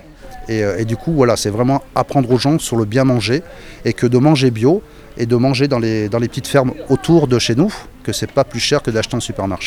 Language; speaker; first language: French; native; French